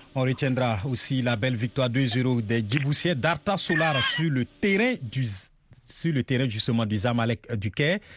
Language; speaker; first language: French; non-native, local second language; Mossi